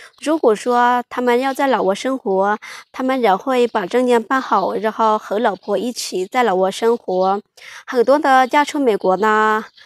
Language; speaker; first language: Chinese; non-native, fluent; Hmong